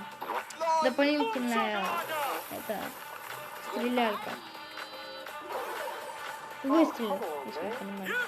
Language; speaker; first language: Russian; non-native, local second language; Ukrainian